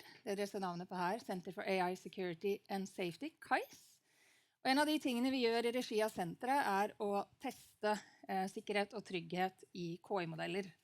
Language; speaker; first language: Norwegian; native; Norwegian